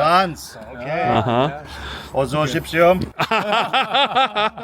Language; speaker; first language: Korean; non-native, learner; German